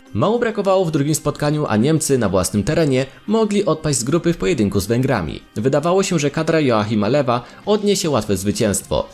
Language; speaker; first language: Polish; native; Polish